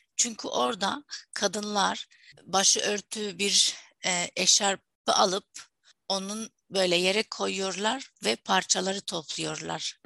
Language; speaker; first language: Turkish; non-native, fluent; Arabic